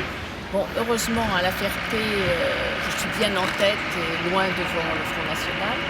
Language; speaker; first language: French; native; French